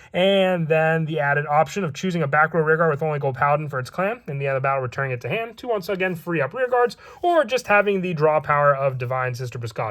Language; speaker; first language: English; native; English